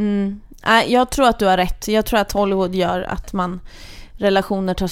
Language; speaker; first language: Swedish; native; Swedish